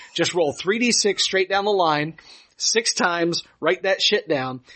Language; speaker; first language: English; native; English